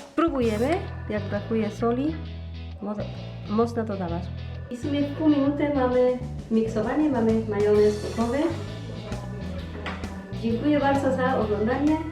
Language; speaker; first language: Polish; non-native, learner; Spanish